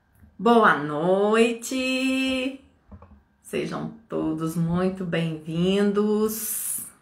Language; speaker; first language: Portuguese; native; Portuguese